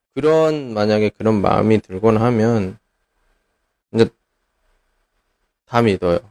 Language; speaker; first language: Korean; native; Korean